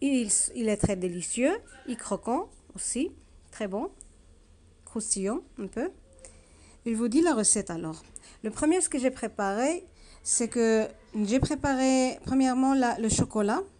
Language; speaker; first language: French; non-native, learner; Arabic